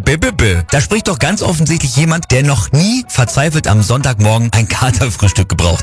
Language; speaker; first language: German; native; German